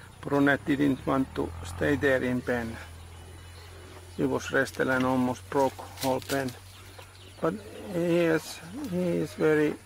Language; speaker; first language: English; non-native, learner; Finnish